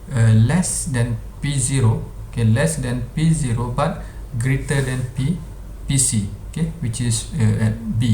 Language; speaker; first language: English; non-native, local second language; Malay